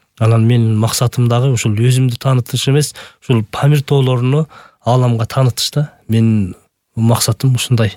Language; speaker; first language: Kyrgyz; native; Kyrgyz